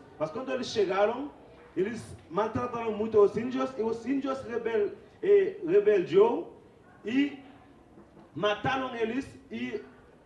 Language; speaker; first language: Portuguese; non-native, fluent; Haitian Creole